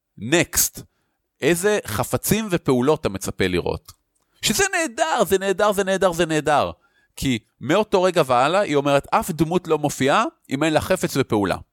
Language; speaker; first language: Hebrew; native; Hebrew